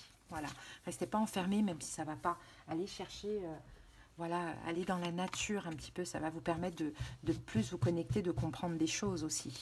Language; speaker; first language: French; native; French